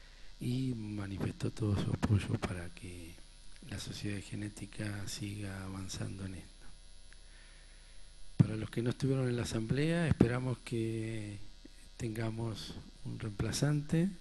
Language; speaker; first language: Spanish; native; Spanish